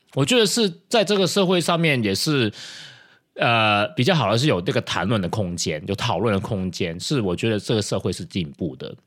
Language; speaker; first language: Chinese; non-native, local second language; Cantonese